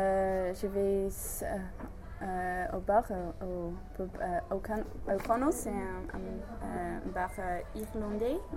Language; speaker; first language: French; non-native, fluent; English